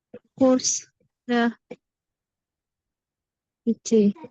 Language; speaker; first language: Russian; non-native, local second language; Kyrgyz